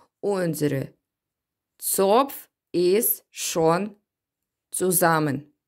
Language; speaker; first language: German; non-native, learner; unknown